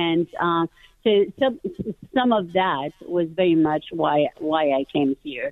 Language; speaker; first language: English; non-native, fluent; French